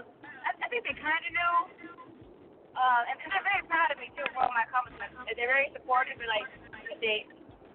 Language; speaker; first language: English; native; English